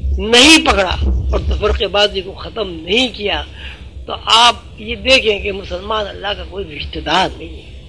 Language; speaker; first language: Urdu; native; Urdu